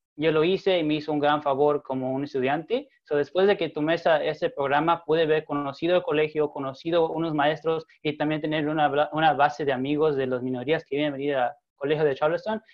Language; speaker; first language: Spanish; early bilingual, heritage; Spanish